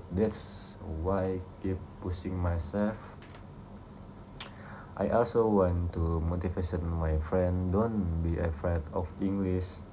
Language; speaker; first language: English; non-native, learner; Indonesian